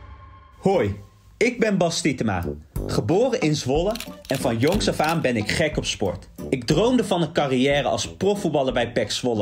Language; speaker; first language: Dutch; native; Dutch